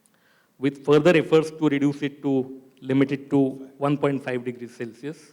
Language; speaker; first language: English; non-native, local second language; Marathi